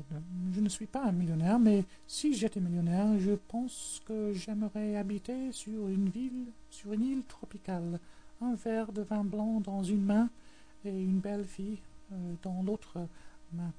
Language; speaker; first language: French; non-native, fluent; English